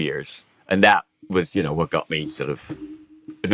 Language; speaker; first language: English; native; English